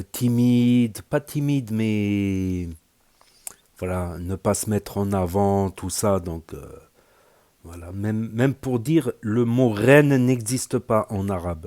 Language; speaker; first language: French; native; French